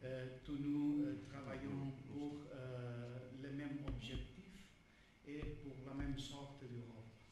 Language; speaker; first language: French; non-native, fluent; Catalan